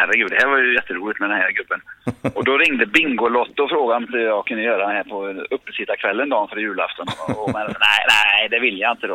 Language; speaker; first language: Swedish; native; Swedish